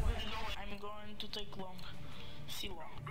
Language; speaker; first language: English; non-native, learner; Portuguese